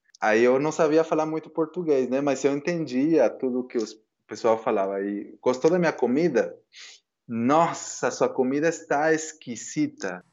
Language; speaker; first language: Portuguese; non-native, fluent; Spanish